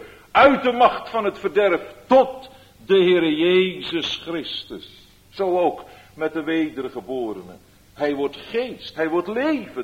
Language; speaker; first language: Dutch; native; Dutch